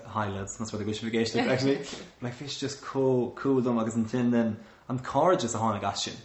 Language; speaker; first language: Irish; non-native, local second language; English